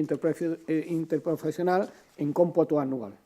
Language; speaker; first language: Spanish; native; Spanish